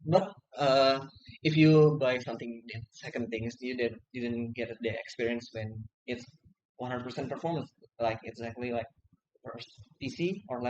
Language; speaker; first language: English; non-native, learner; Indonesian